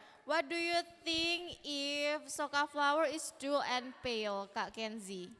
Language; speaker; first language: English; non-native, learner; Indonesian